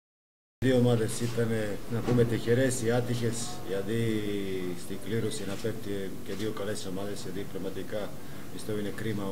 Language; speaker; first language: Greek; non-native, fluent; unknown